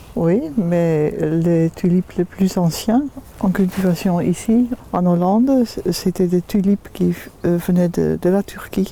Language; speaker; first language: French; non-native, fluent; Dutch